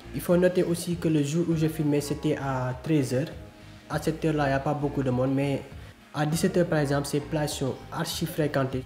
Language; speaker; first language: French; non-native, local second language; Wolof